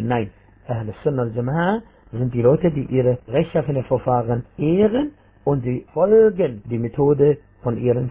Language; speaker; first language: German; non-native, fluent; Arabic